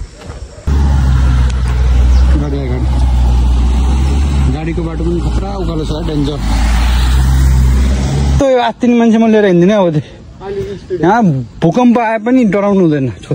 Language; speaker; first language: Nepali; native; Nepali